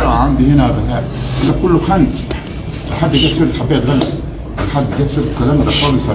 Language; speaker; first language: Arabic; native; Arabic